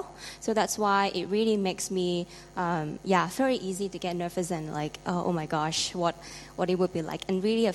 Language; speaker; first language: English; non-native, local second language; Cantonese